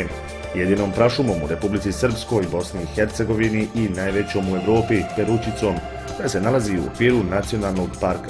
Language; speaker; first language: Bosnian; native; Bosnian